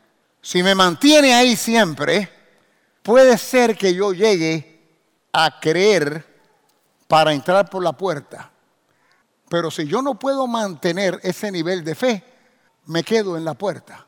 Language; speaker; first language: Spanish; native; Spanish